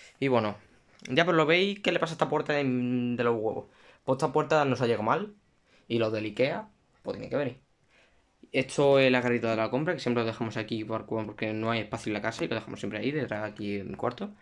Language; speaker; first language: Spanish; native; Spanish